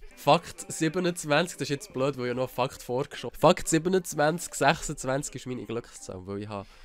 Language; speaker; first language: German; native; German